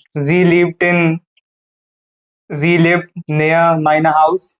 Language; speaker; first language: German; non-native, learner; Hindi